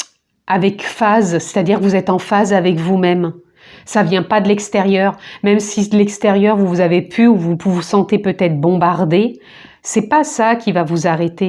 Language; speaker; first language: French; native; French